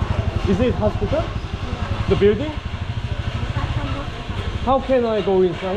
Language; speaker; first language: English; non-native, learner; Korean